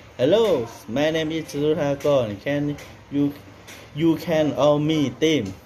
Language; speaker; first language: English; non-native, learner; Thai